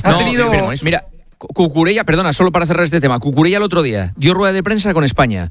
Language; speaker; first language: Spanish; native; Spanish